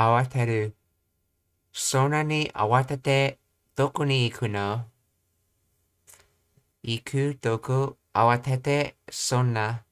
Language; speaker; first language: Japanese; non-native, learner; English